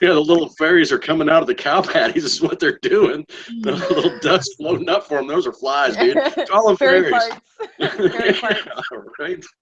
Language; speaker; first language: English; native; English